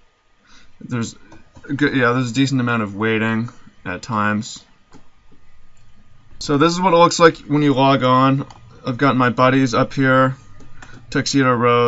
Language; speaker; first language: English; native; English